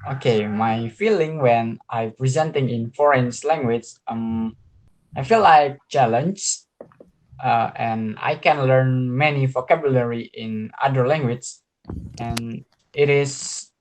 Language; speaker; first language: English; non-native, learner; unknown